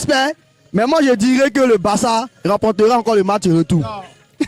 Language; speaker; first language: French; non-native, local second language; Wolof